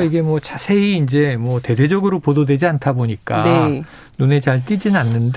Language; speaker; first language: Korean; native; Korean